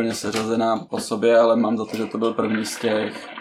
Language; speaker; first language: Czech; non-native, fluent; Ukrainian